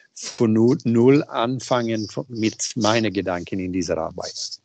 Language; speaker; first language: German; non-native, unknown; Swedish